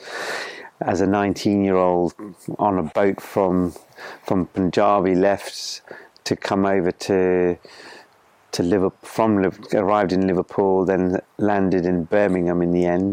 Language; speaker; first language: English; native; English